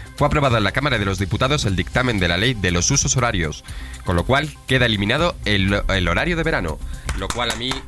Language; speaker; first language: Spanish; native; Spanish